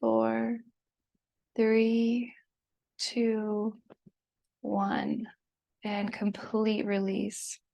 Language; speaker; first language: English; native; English